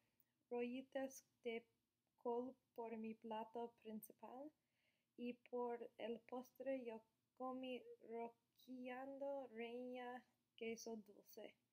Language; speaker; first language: Spanish; non-native, learner; English